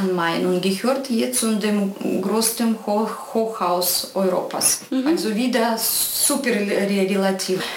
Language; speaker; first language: German; non-native, fluent; Russian